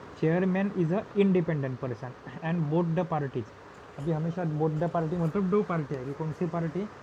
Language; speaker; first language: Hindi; non-native, local second language; Marathi